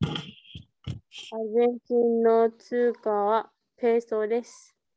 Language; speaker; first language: Japanese; non-native, learner; Indonesian